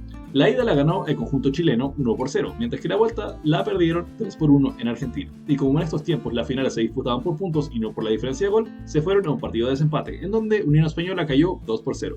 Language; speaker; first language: Spanish; native; Spanish